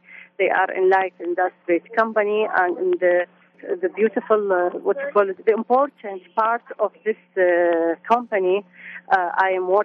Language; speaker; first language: English; non-native, learner; Arabic